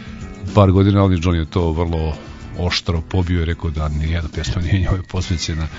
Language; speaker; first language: Croatian; native; Croatian